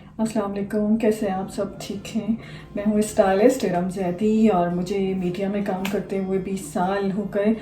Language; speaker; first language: Urdu; native; Urdu